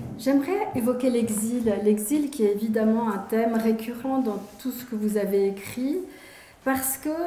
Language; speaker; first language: French; native; French